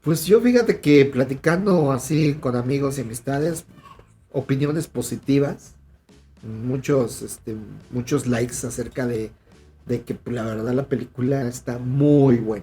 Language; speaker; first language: Spanish; native; Spanish